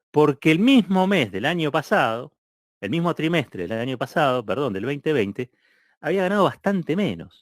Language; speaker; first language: Spanish; native; Spanish